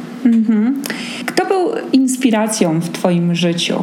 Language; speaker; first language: Polish; native; Polish